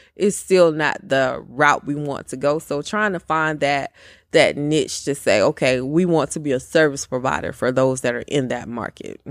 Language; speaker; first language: English; native; English